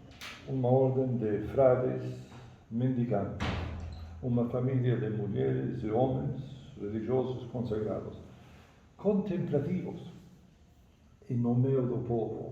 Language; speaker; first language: Portuguese; non-native, fluent; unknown